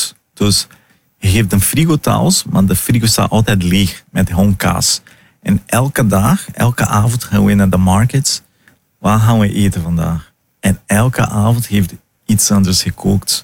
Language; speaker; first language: Dutch; non-native, fluent; Portuguese